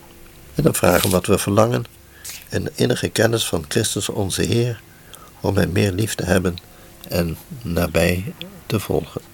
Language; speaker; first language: Dutch; native; Dutch